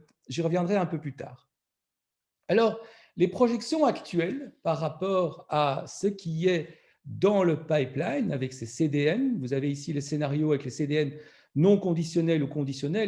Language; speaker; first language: French; native; French